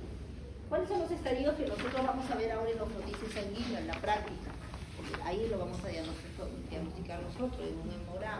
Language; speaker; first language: Spanish; native; Spanish